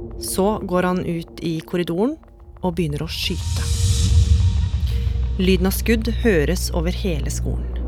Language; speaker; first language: Norwegian; native; Norwegian